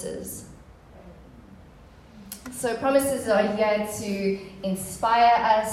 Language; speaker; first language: English; native; English